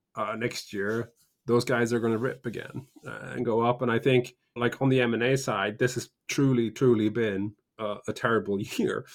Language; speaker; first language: English; early bilingual, other home language; Norwegian